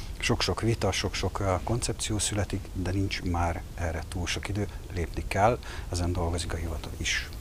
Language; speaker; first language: Hungarian; native; Hungarian